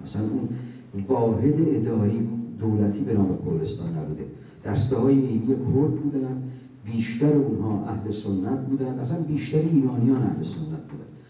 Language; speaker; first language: Persian; native; Persian